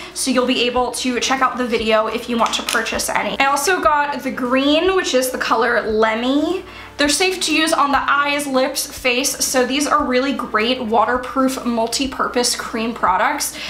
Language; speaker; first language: English; native; English